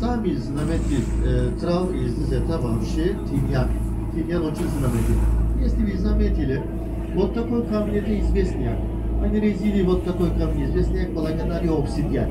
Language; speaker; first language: Russian; non-native, learner; Turkish